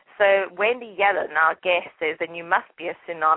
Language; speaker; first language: English; native; English